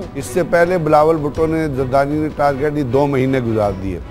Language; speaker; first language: Urdu; native; Urdu